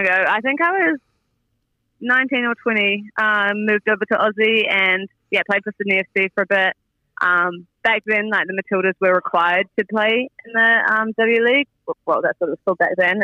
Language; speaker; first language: English; native; English